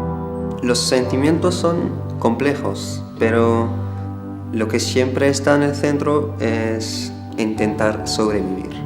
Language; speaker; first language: Spanish; non-native, fluent; Arabic